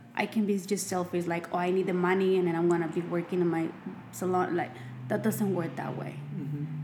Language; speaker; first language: English; non-native, fluent; Spanish